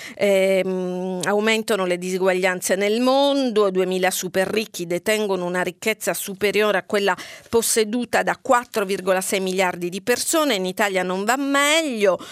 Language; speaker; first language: Italian; native; Italian